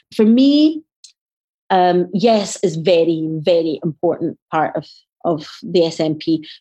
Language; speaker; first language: English; native; English